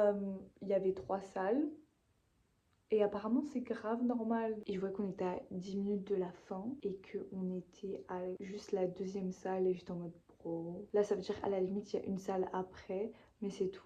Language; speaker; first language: French; native; French